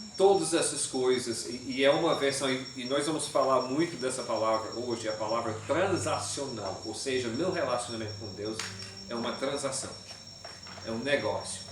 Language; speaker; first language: Portuguese; non-native, fluent; English